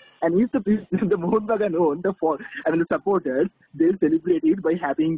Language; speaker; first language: English; non-native, local second language; Bangla